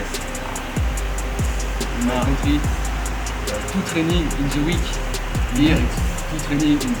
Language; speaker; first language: English; non-native, learner; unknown